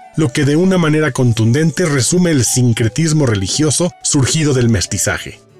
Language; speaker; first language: Spanish; native; Spanish